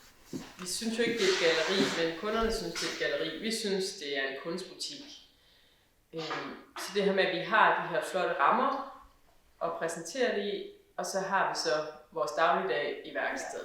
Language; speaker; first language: Danish; native; Danish